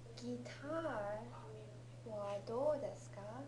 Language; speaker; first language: Japanese; non-native, learner; English